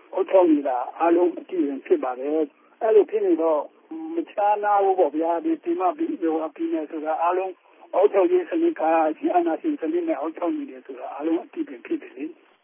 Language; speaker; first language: Burmese; non-native, local second language; Tedim Chin